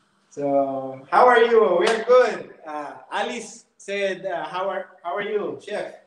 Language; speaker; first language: English; non-native, local second language; Filipino